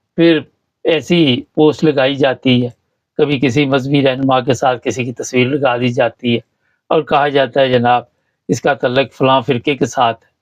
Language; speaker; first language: Urdu; native; Urdu